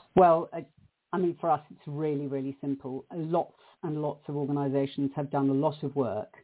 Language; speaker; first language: English; native; English